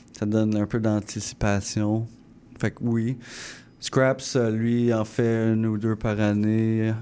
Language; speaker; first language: French; non-native, local second language; English